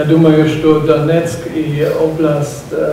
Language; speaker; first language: Russian; non-native, learner; German